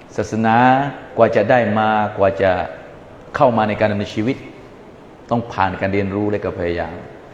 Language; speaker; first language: Thai; non-native, local second language; Malay